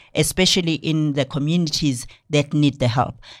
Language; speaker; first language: English; non-native, local second language; Zulu